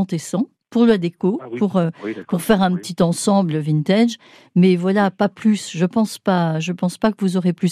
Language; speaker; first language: French; native; French